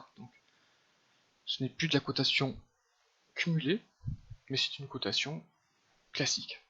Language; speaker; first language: French; native; French